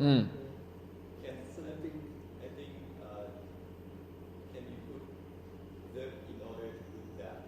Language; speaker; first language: English; non-native, learner; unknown